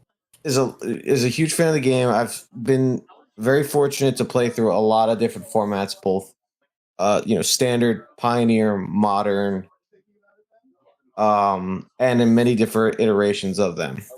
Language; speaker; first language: English; native; English